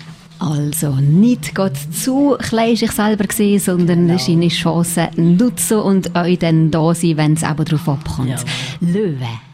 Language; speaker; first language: German; native; German